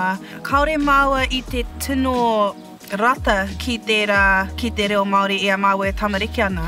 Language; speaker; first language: Māori; non-native, local second language; English